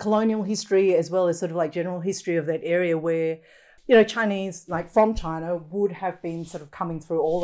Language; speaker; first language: English; native; English